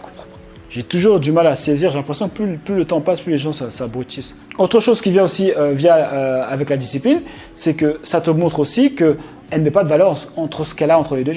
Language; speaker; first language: French; native; French